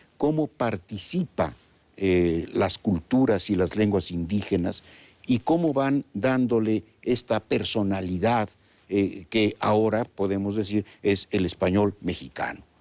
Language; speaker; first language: Spanish; native; Spanish